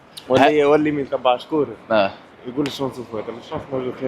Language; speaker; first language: Arabic; native; Arabic